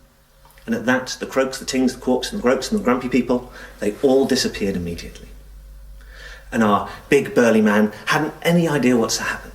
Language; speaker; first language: English; native; English